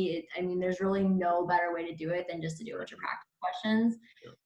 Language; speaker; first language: English; native; English